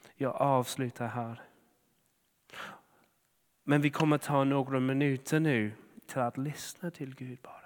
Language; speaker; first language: Swedish; non-native, fluent; English